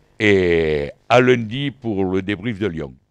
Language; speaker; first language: French; native; French